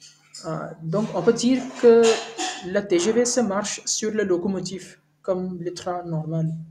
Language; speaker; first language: French; non-native, learner; Hindi